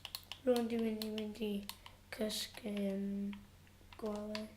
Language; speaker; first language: Welsh; non-native, local second language; English